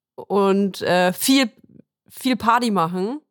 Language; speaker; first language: German; native; German